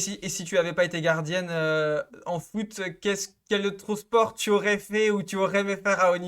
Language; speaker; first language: French; native; French